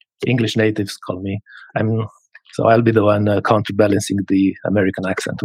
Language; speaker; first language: English; non-native, fluent; Romanian